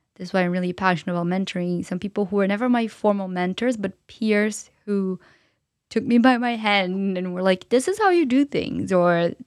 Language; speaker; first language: English; non-native, fluent; Portuguese